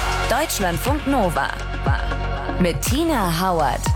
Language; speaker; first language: German; native; German